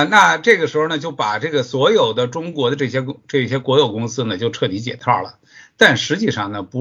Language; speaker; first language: Chinese; native; Chinese